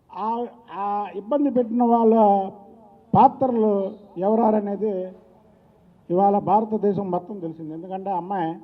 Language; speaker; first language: Telugu; native; Telugu